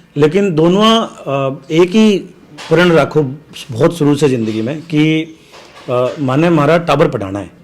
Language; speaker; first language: Hindi; native; Hindi